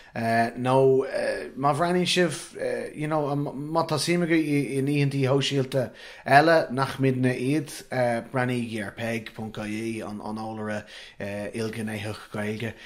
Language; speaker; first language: Irish; non-native, local second language; English